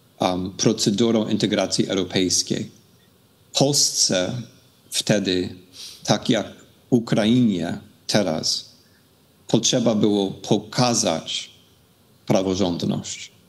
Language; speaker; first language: Polish; non-native, fluent; English